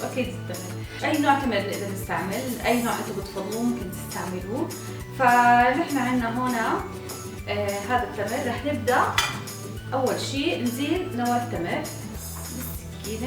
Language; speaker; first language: Arabic; native; Arabic